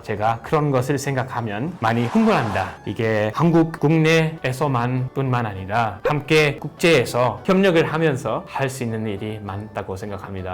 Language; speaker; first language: Korean; non-native, fluent; English